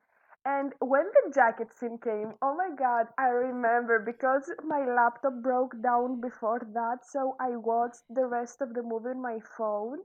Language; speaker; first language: English; non-native, fluent; Greek